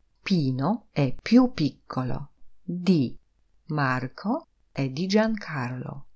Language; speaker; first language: Italian; non-native, fluent; Polish